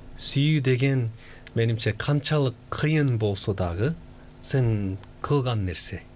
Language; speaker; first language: Kyrgyz; non-native, fluent; Korean